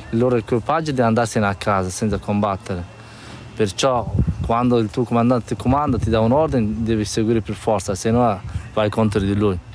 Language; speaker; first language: Italian; non-native, fluent; Persian